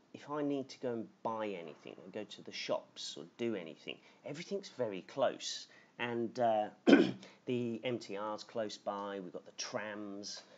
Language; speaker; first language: English; native; English